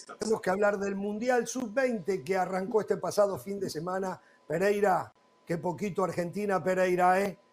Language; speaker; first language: Spanish; native; Spanish